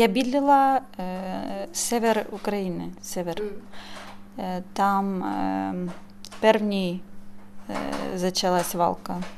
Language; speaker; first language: Czech; non-native, learner; Ukrainian